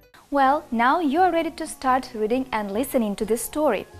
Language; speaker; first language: English; non-native, fluent; Ukrainian